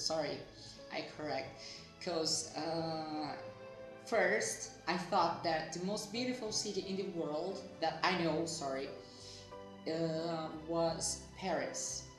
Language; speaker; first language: English; non-native, fluent; Portuguese